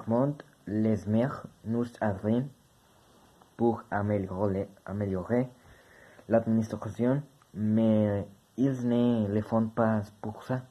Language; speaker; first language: French; non-native, learner; Spanish